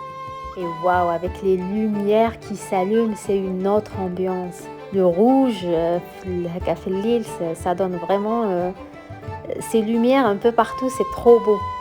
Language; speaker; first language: French; non-native, local second language; Arabic